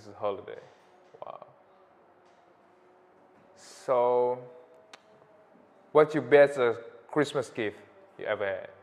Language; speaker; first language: English; non-native, learner; Indonesian